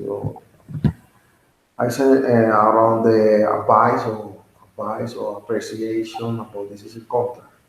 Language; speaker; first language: English; non-native, learner; Spanish